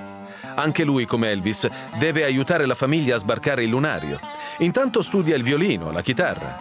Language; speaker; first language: Italian; native; Italian